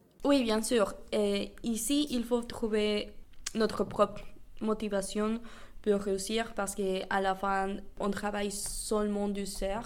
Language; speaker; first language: French; non-native, fluent; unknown